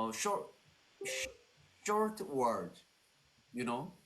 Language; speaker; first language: English; non-native, learner; Korean